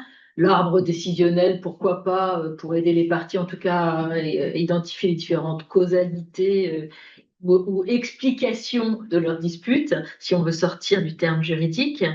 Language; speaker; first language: French; native; French